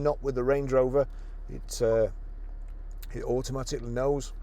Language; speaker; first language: English; native; English